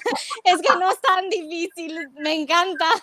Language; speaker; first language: Spanish; non-native, fluent; Romanian